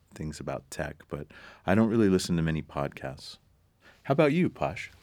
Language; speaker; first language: English; native; English